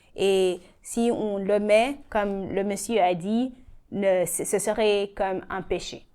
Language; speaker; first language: French; non-native, learner; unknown